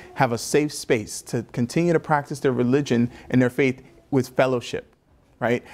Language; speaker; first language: English; native; English